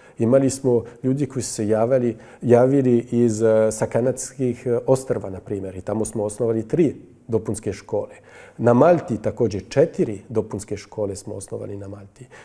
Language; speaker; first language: Bosnian; non-native, fluent; French